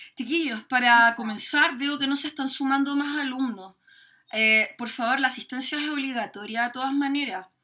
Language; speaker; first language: Spanish; native; Spanish